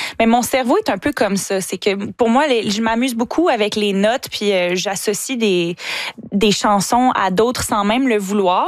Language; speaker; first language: French; native; French